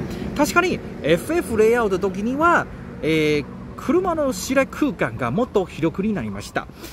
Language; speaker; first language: Japanese; non-native, learner; Chinese